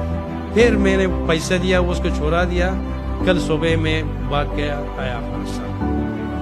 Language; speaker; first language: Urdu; non-native, learner; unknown